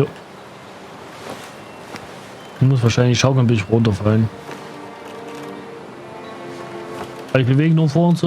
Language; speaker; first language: German; native; German